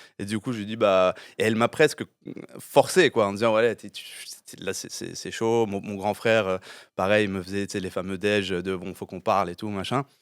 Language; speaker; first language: French; early bilingual, other home language; English